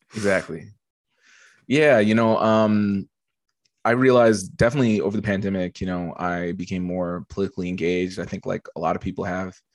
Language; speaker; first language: English; native; English